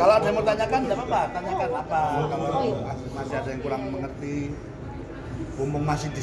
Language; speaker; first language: Indonesian; native; Indonesian